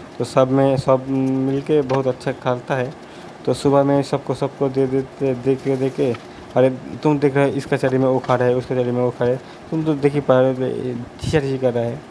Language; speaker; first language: Hindi; non-native, local second language; Bangla